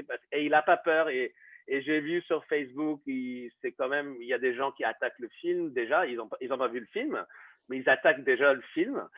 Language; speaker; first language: French; non-native, fluent; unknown